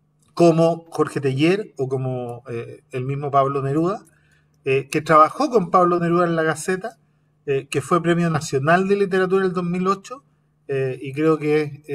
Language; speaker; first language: Spanish; native; Spanish